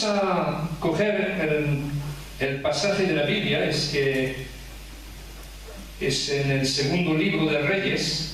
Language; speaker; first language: Spanish; early bilingual, heritage; French